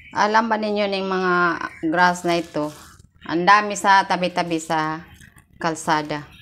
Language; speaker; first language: Filipino; non-native, local second language; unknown